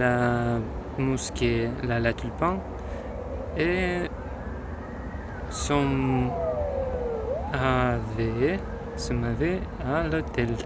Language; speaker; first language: French; non-native, learner; Russian